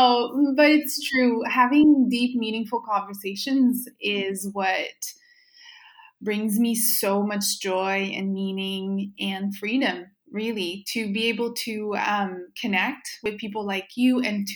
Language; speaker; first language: English; non-native, fluent; French